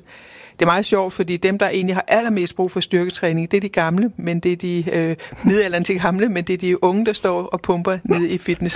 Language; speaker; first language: Danish; native; Danish